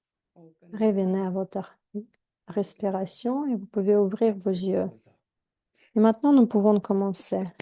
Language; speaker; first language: French; non-native, fluent; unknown